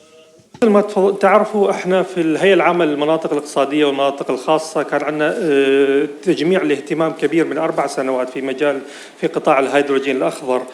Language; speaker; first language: Arabic; native; Arabic